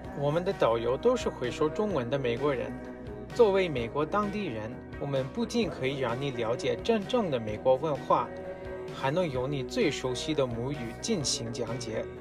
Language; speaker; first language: Chinese; non-native, fluent; English